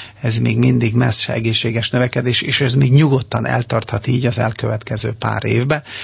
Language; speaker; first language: Hungarian; non-native, fluent; Serbian